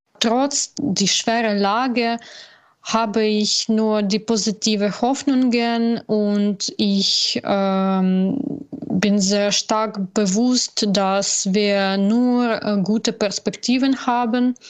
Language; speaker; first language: German; non-native, learner; Ukrainian